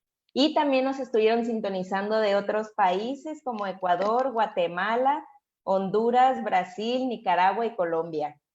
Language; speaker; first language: Spanish; native; Spanish